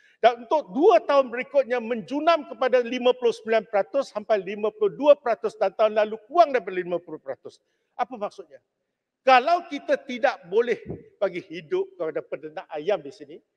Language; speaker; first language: Malay; non-native, local second language; Chinese